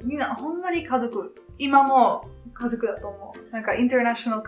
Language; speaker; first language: Japanese; non-native, fluent; Dutch